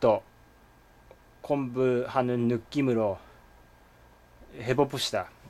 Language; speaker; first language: Korean; non-native, fluent; Japanese